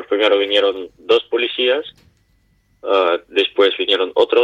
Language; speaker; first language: Spanish; non-native, learner; Ukrainian